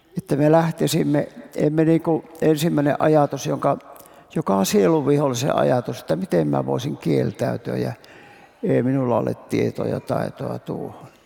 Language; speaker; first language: Finnish; native; Finnish